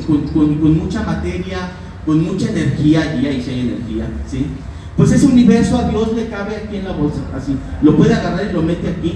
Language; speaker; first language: Spanish; native; Spanish